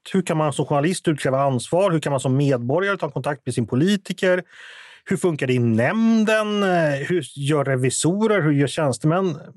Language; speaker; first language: Swedish; native; Swedish